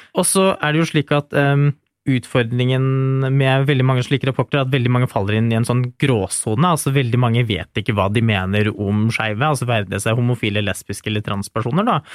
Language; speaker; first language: Norwegian; early bilingual, other home language; Urdu